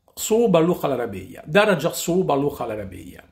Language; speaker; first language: Arabic; non-native, fluent; Italian